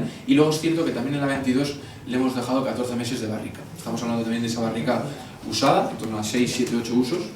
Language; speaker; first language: Spanish; native; Spanish